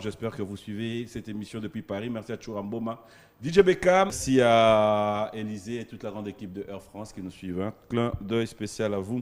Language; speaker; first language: French; non-native, local second language; Lingala